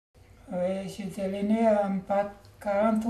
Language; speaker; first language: French; non-native, learner; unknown